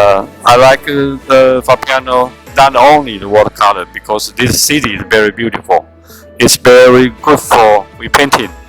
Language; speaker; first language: English; non-native, learner; Chinese